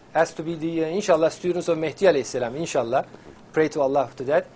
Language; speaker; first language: English; non-native, fluent; Turkish